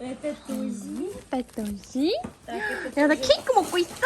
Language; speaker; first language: Korean; non-native, fluent; Russian